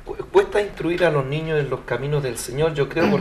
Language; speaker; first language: Spanish; native; Spanish